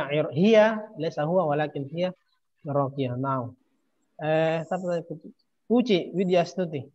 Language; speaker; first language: Arabic; non-native, fluent; Indonesian